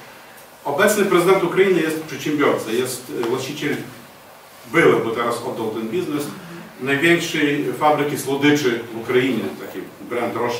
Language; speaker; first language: Polish; non-native, fluent; Ukrainian